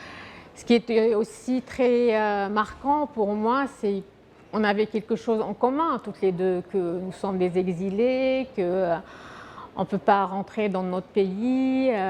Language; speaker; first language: French; non-native, fluent; Arabic